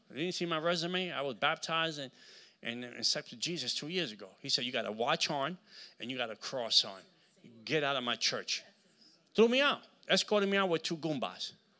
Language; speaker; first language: English; early bilingual, other home language; Spanish